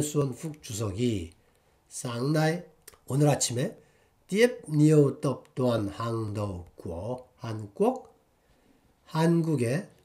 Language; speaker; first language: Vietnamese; non-native, fluent; Korean